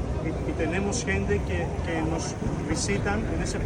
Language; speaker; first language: Spanish; non-native, fluent; Greek